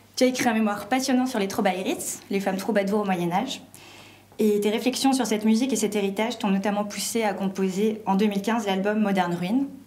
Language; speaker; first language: French; native; French